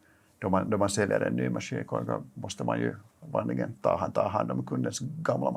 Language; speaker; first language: Swedish; non-native, local second language; Finnish